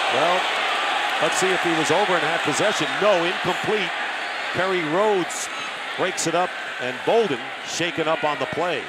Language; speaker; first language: English; native; English